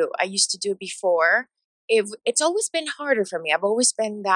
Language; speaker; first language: English; non-native, fluent; Spanish